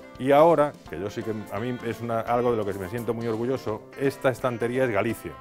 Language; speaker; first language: Spanish; native; Spanish